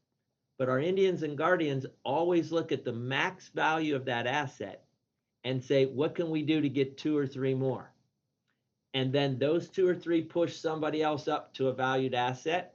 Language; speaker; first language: English; native; English